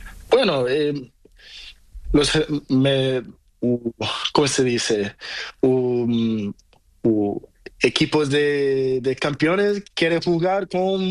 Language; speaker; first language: Spanish; non-native, learner; Portuguese